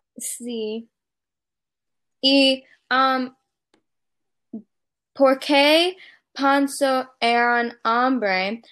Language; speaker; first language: Spanish; non-native, learner; English